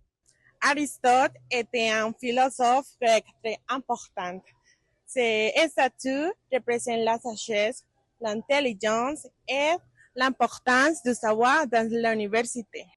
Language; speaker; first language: French; non-native, learner; Spanish